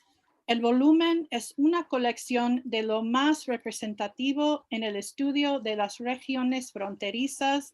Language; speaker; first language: Spanish; non-native, fluent; English